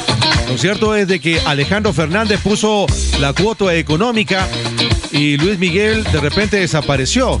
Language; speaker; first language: Spanish; native; Spanish